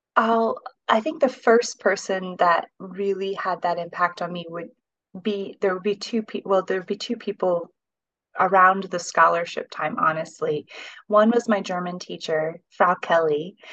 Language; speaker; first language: English; native; English